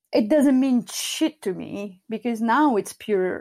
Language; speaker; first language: English; non-native, fluent; Sardinian